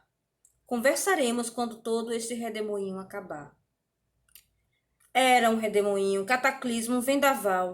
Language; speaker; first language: Portuguese; native; Portuguese